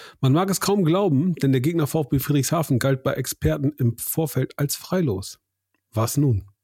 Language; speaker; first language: German; native; German